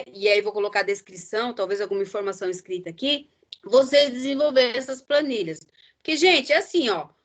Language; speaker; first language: Portuguese; native; Portuguese